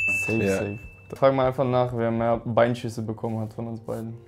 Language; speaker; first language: German; native; German